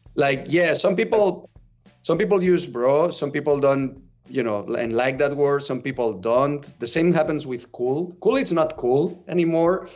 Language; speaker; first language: English; non-native, fluent; Spanish